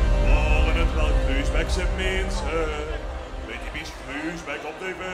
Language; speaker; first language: Dutch; native; Dutch